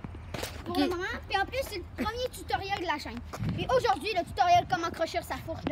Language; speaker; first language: French; native; French